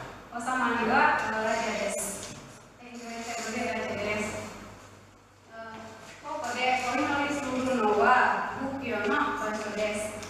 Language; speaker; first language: Japanese; non-native, learner; Indonesian